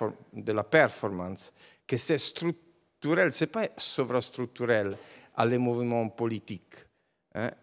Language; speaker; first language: French; non-native, learner; Italian